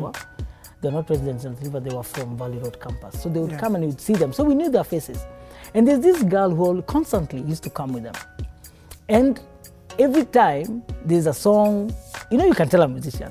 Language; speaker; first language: English; non-native, local second language; Kikuyu